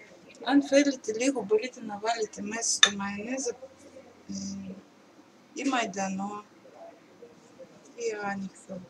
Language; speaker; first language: Greek; non-native, learner; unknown